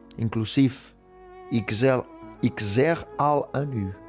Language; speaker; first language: Dutch; non-native, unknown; Portuguese